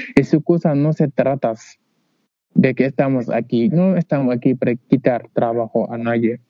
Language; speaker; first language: Spanish; non-native, learner; Wolof